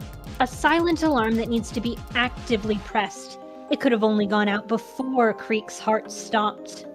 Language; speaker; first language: English; native; English